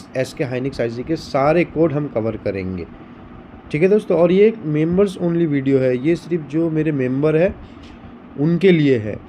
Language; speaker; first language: Hindi; native; Hindi